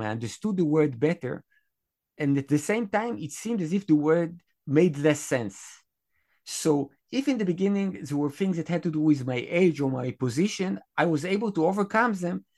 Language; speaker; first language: English; non-native, fluent; Hebrew